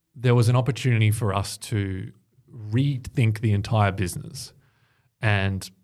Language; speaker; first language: English; native; English